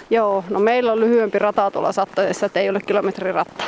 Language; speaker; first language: Finnish; native; Finnish